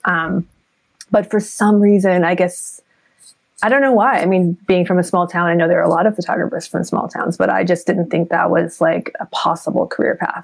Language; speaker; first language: English; native; English